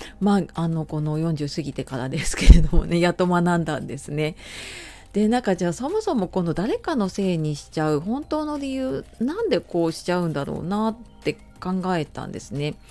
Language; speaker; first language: Japanese; native; Japanese